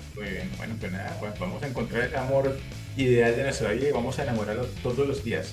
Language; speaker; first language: Spanish; native; Spanish